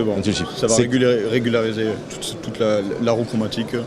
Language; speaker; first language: French; native; French